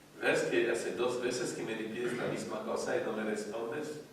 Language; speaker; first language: Spanish; non-native, fluent; French